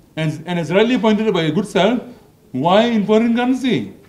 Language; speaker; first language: English; non-native, local second language; Malay